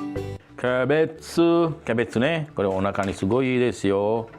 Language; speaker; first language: Japanese; non-native, fluent; Sinhala